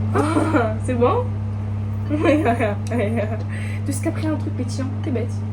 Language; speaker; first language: French; native; French